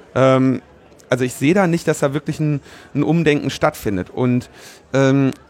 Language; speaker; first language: German; native; German